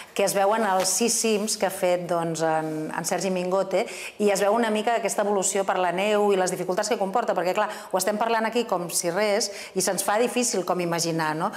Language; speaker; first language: Catalan; native; Catalan